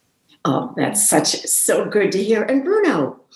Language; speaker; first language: English; native; English